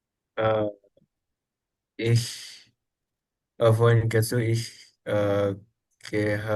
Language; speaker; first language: German; non-native, learner; Indonesian